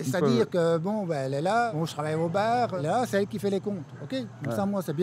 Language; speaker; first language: French; native; French